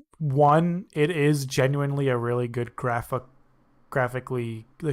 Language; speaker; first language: English; native; English